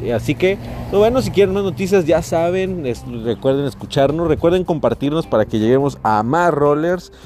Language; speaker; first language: Spanish; native; Spanish